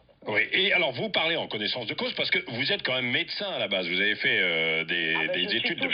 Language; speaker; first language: French; native; French